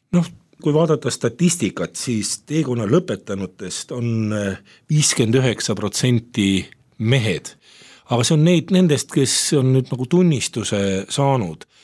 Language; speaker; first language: Estonian; native; Estonian